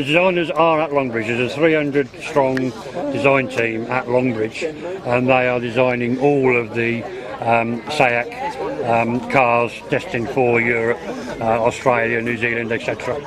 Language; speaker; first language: English; native; English